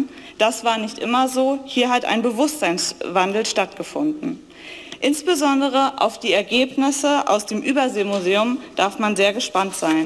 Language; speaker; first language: German; native; German